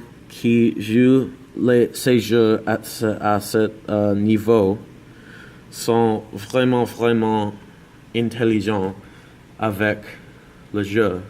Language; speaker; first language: French; non-native, learner; English